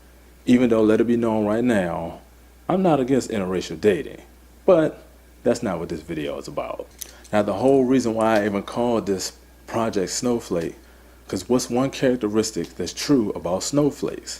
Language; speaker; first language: English; native; English